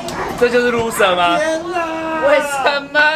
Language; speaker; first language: Chinese; native; Chinese